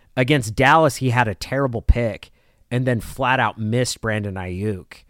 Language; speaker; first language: English; native; English